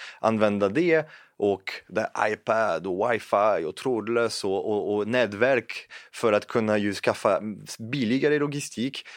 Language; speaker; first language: Swedish; non-native, fluent; French